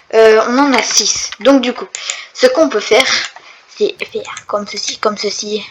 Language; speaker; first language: French; native; French